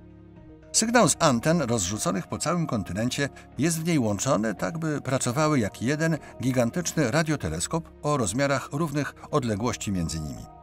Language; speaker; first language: Polish; native; Polish